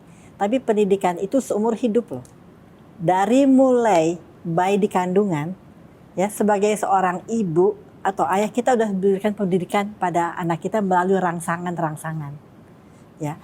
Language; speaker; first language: Indonesian; native; Indonesian